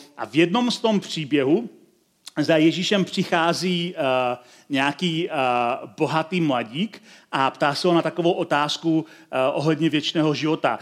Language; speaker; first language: Czech; native; Czech